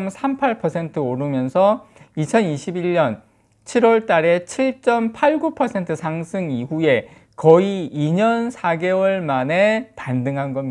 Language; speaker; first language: Korean; native; Korean